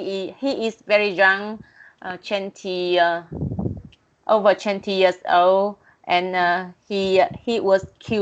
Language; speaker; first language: English; non-native, learner; Vietnamese